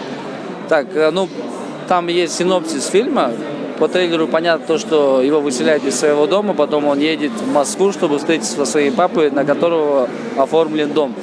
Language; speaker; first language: Russian; non-native, local second language; Kyrgyz